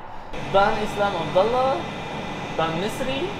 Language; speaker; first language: Turkish; non-native, learner; Arabic